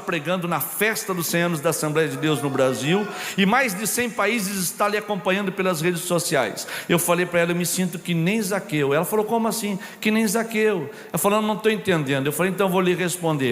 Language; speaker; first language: Portuguese; native; Portuguese